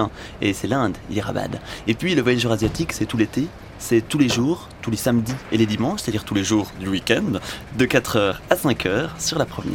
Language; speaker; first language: French; native; French